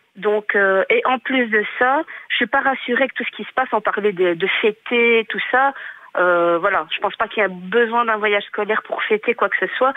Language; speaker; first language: French; native; French